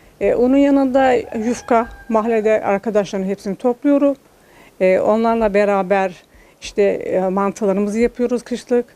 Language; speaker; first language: Turkish; native; Turkish